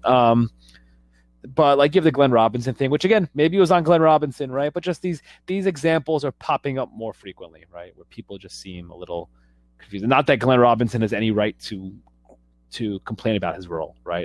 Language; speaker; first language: English; native; English